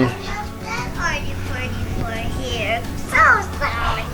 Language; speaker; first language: English; native; English